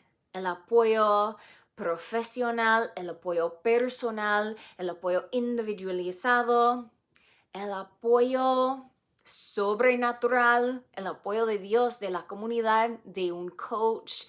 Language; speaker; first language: Spanish; non-native, fluent; English